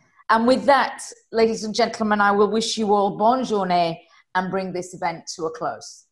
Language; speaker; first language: English; native; English